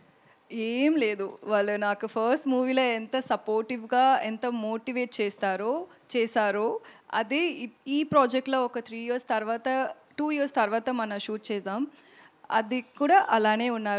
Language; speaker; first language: Telugu; non-native, learner; Tamil